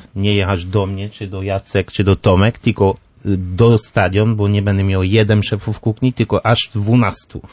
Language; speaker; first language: Polish; non-native, learner; French